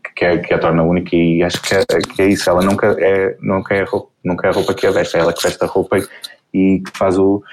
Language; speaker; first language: Portuguese; native; Portuguese